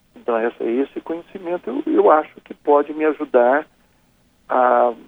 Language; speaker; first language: Portuguese; native; Portuguese